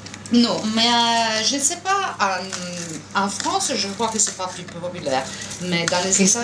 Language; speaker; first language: French; non-native, fluent; Italian